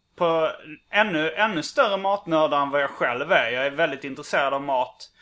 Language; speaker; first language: Swedish; native; Swedish